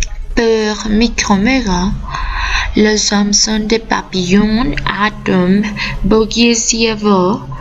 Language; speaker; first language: French; non-native, learner; Spanish